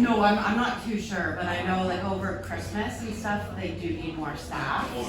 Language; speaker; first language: English; native; English